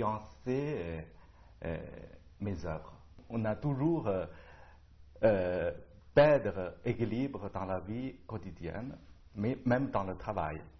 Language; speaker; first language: French; non-native, learner; Chinese